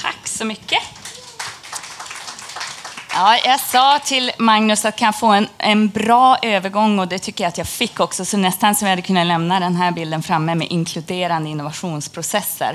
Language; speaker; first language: Swedish; native; Swedish